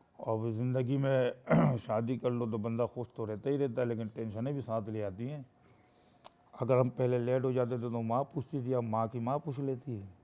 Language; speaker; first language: Urdu; native; Urdu